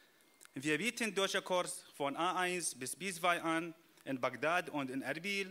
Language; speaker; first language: German; non-native, fluent; Arabic